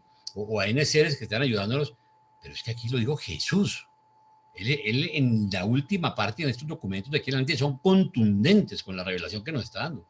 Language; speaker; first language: Spanish; native; Spanish